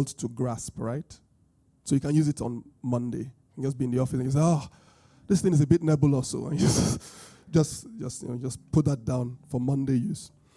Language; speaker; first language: English; non-native, local second language; Bini